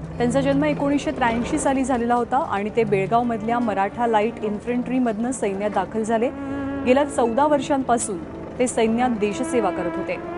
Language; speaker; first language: Marathi; native; Marathi